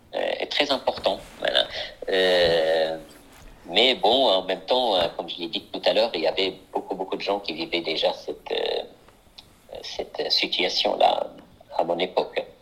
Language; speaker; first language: French; non-native, local second language; Arabic